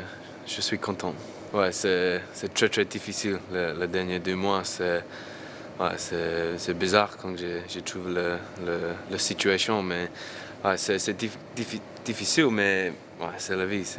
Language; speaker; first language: French; non-native, learner; English